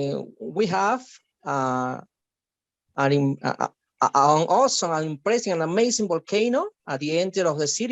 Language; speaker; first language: English; non-native, learner; Spanish